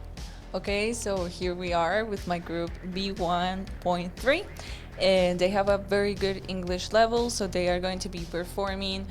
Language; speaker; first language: English; non-native, fluent; Spanish